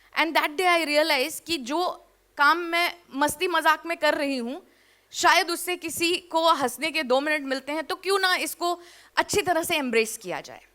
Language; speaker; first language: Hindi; native; Hindi